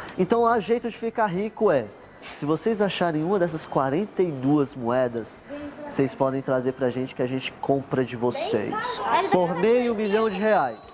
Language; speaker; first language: Portuguese; native; Portuguese